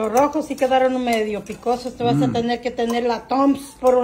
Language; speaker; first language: Spanish; native; Spanish